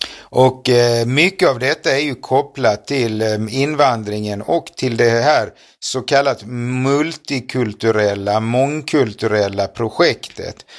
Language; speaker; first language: Swedish; native; Swedish